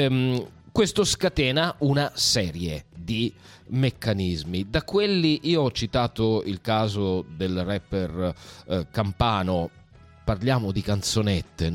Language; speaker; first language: Italian; native; Italian